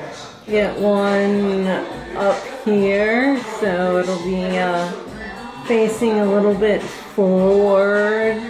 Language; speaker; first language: English; native; English